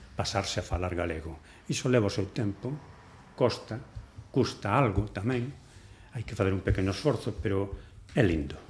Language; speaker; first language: Galician; non-native, local second language; Spanish